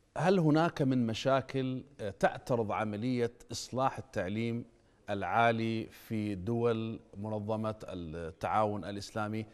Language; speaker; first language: Arabic; native; Arabic